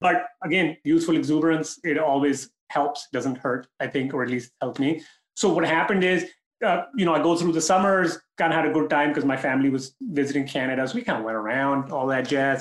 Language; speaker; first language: English; non-native, local second language; Urdu